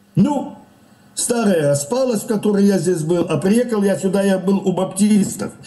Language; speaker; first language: Russian; native; Russian